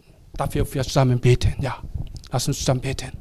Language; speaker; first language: German; non-native, learner; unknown